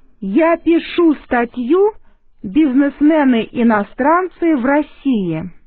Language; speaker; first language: Russian; non-native, fluent; Chinese